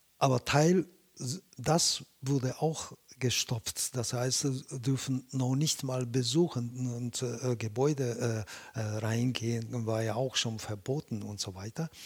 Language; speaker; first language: German; non-native, fluent; Japanese